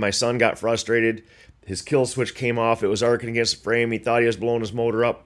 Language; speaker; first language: English; native; English